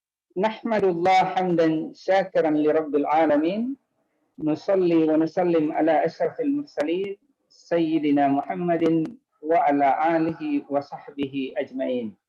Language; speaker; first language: Arabic; non-native, fluent; Indonesian